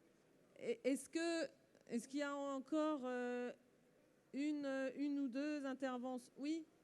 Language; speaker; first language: French; native; French